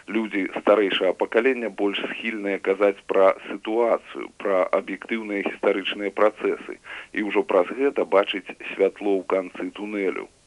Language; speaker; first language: Belarusian; native; Belarusian